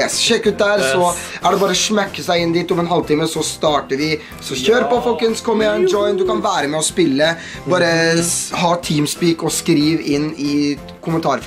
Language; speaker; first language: Norwegian; native; Norwegian